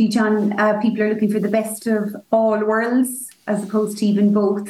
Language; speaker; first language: English; native; English